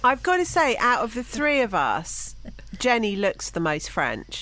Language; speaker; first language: English; native; English